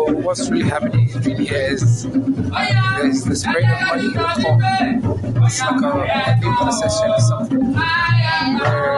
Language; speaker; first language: English; non-native, local second language; Yoruba